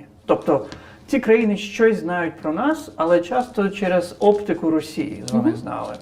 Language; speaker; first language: Ukrainian; non-native, fluent; Crimean Tatar